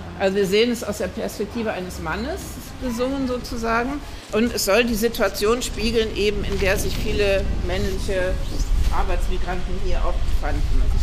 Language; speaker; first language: German; native; German